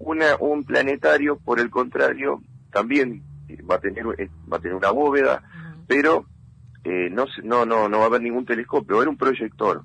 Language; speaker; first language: Spanish; native; Spanish